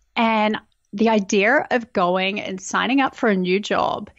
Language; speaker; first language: English; native; English